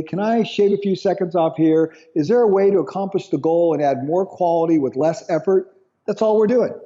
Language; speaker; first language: English; native; English